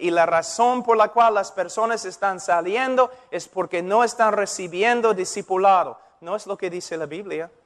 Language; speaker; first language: Spanish; non-native, fluent; English